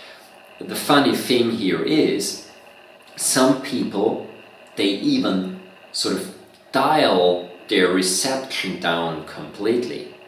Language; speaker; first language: English; non-native, fluent; German